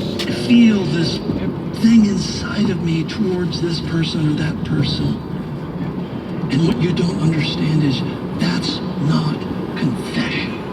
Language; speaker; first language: English; native; English